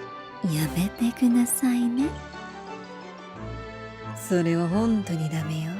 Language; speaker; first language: Japanese; non-native, learner; Filipino